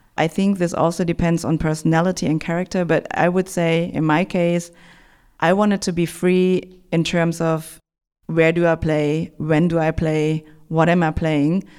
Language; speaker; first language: English; non-native, fluent; German